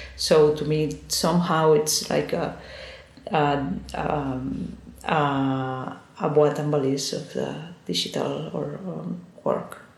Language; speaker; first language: English; non-native, fluent; Spanish